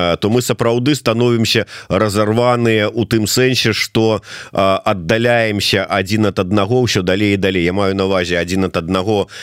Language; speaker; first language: Belarusian; non-native, local second language; Russian